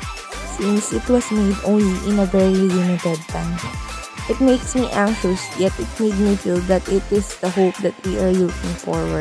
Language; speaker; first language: English; non-native, local second language; Filipino